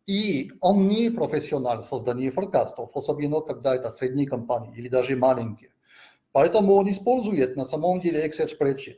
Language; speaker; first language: Russian; non-native, fluent; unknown